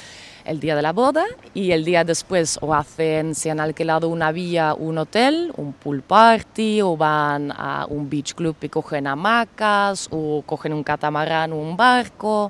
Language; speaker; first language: Spanish; non-native, fluent; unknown